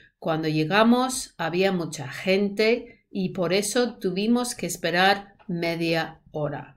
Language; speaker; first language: Spanish; non-native, fluent; English